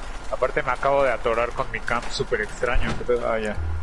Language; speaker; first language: Spanish; native; Spanish